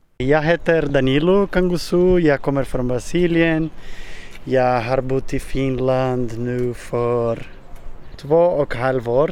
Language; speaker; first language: Swedish; non-native, learner; Portuguese